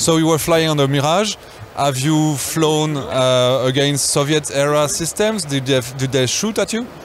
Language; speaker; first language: English; non-native, fluent; French